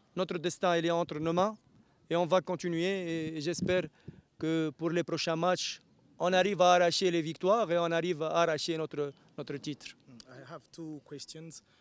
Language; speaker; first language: French; non-native, local second language; Arabic